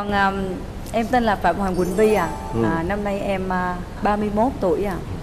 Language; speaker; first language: Vietnamese; native; Vietnamese